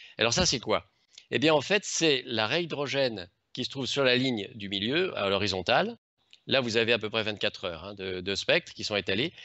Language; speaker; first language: French; native; French